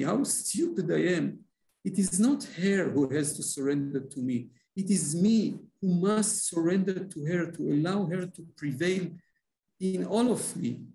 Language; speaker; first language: English; non-native, fluent; Hebrew